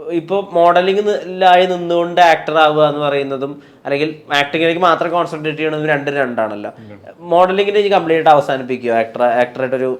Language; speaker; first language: Malayalam; native; Malayalam